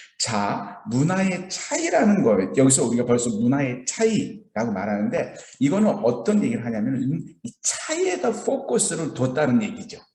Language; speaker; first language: Korean; native; Korean